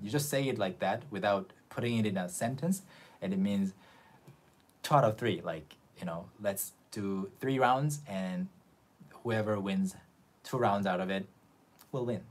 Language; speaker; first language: English; non-native, fluent; Korean